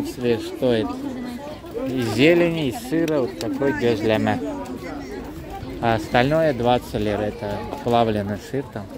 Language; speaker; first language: Russian; non-native, fluent; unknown